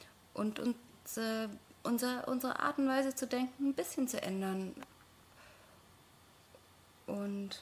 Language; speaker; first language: German; non-native, fluent; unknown